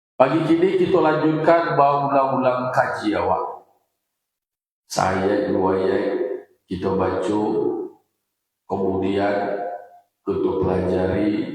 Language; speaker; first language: Indonesian; non-native, local second language; Minangkabau